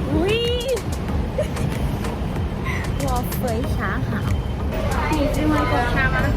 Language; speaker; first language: Chinese; non-native, learner; Thai